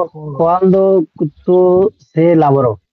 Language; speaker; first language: Italian; non-native, learner; Bangla